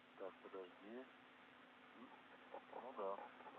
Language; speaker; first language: Russian; native; Russian